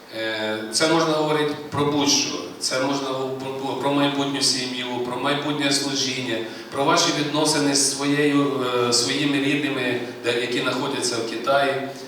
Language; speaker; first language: Ukrainian; native; Ukrainian